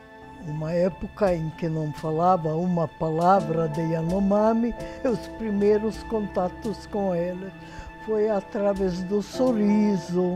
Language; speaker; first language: Portuguese; non-native, fluent; Hungarian